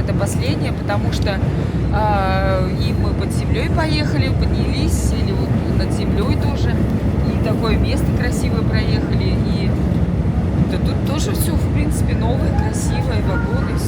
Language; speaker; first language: Russian; native; Russian